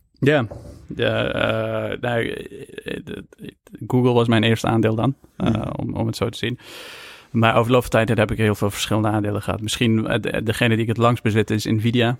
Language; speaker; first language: Dutch; early bilingual, other home language; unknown